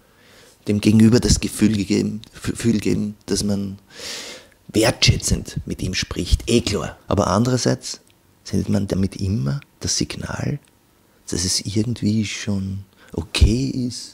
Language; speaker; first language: German; native; German